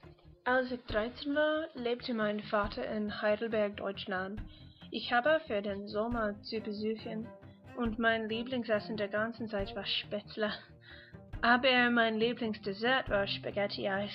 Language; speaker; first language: German; non-native, learner; English